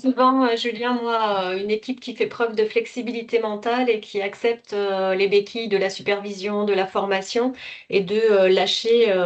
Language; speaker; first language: French; native; French